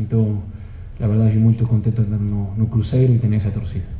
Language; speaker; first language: Portuguese; non-native, fluent; Spanish